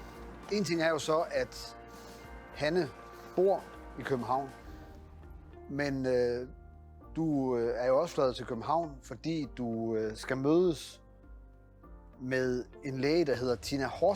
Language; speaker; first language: Danish; native; Danish